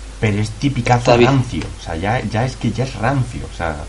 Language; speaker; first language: Spanish; native; Spanish